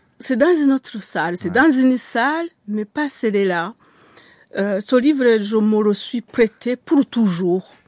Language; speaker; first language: French; non-native, local second language; Kinyarwanda